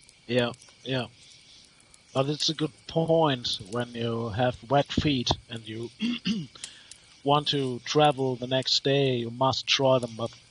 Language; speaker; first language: English; non-native, learner; German